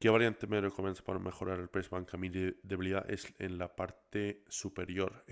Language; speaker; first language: Spanish; early bilingual, other home language; English